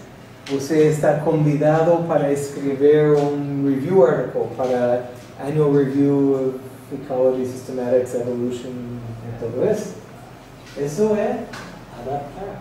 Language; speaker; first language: Portuguese; non-native, learner; English